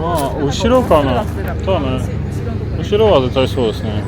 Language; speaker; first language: Japanese; non-native, fluent; French